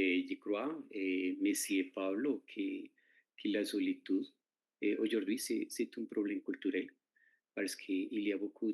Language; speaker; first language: French; non-native, fluent; Spanish